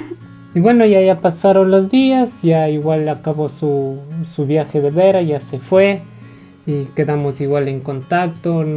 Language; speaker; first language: Spanish; native; Spanish